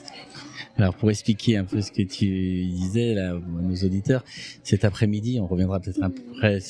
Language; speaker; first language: French; native; French